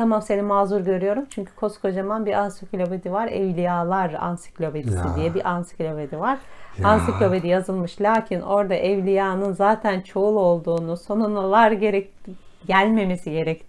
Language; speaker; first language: Turkish; native; Turkish